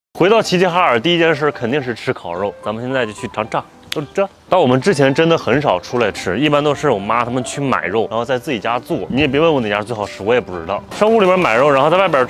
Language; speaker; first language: Chinese; native; Chinese